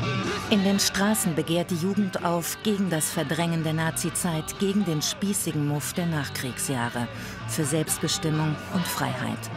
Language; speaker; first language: German; native; German